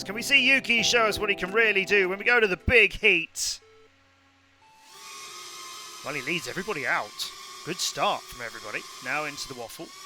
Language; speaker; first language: English; native; English